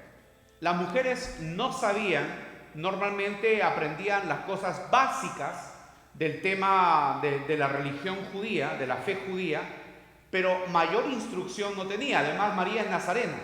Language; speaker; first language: Spanish; native; Spanish